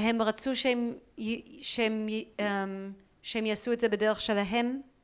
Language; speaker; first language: Hebrew; native; Hebrew